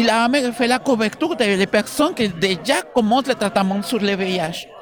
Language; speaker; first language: French; non-native, learner; Spanish